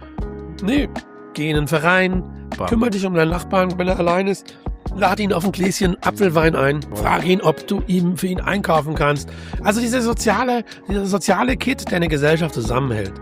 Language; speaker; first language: German; native; German